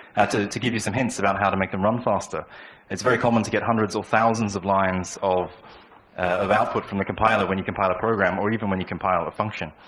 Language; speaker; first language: English; native; English